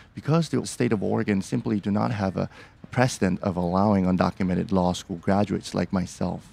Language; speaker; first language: English; early bilingual, other home language; Korean